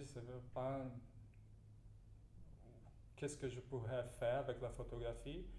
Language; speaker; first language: French; non-native, fluent; Portuguese